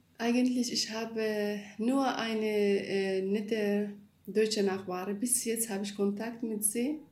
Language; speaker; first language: German; non-native, learner; Kurdish